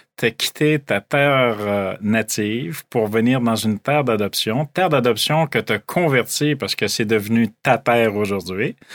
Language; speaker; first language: French; native; French